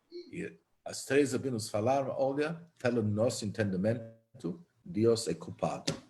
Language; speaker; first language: Portuguese; non-native, fluent; Hebrew